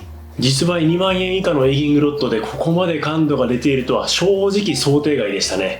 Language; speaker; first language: Japanese; native; Japanese